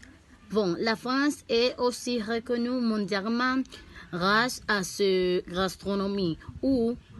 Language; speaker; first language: French; non-native, learner; Spanish